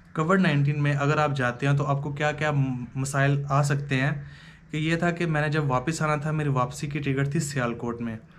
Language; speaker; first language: Urdu; non-native, local second language; Punjabi